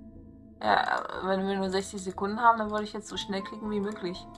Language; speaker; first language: German; native; German